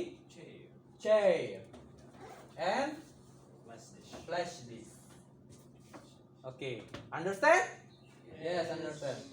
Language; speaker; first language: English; non-native, learner; Indonesian